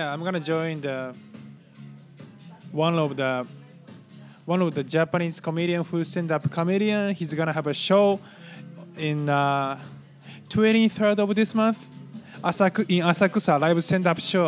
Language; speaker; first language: English; non-native, learner; Japanese